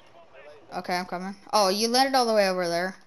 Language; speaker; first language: English; native; English